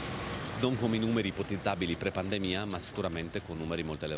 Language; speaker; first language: Italian; native; Italian